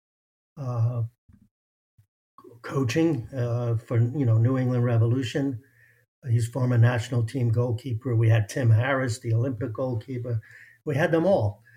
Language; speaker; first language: English; native; English